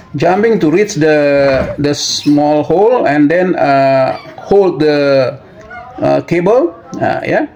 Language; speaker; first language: English; non-native, learner; Indonesian